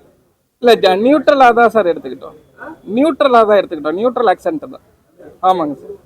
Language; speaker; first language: Tamil; native; Tamil